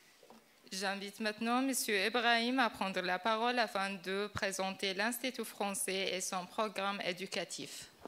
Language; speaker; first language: French; non-native, fluent; Arabic